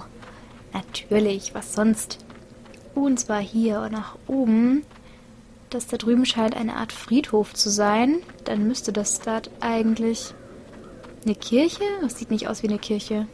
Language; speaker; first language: German; native; German